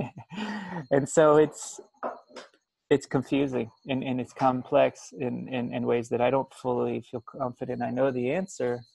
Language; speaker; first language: English; native; English